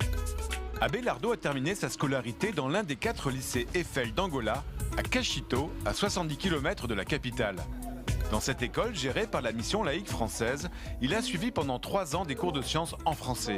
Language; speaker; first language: French; native; French